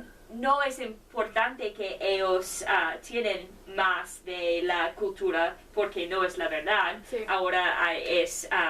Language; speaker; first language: Spanish; non-native, learner; English